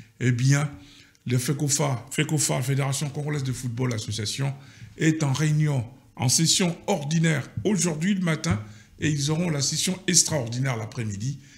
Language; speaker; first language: French; non-native, local second language; Lingala